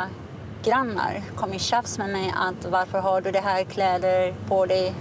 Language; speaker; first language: Swedish; non-native, fluent; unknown